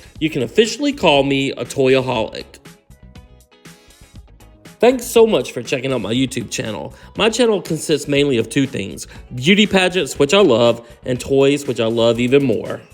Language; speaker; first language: English; native; English